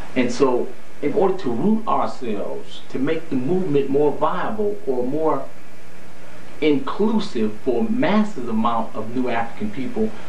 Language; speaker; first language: English; native; English